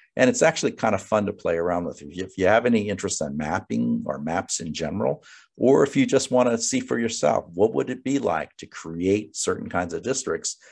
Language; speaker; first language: English; native; English